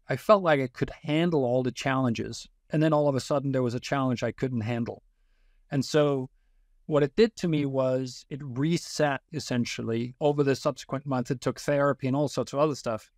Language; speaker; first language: English; non-native, fluent; Danish